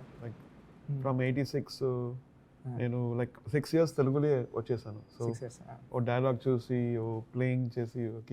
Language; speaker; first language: Telugu; non-native, learner; Tamil